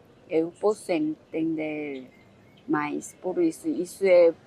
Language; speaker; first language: Portuguese; non-native, learner; Korean